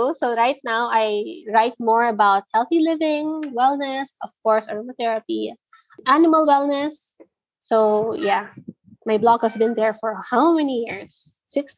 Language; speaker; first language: English; non-native, local second language; Filipino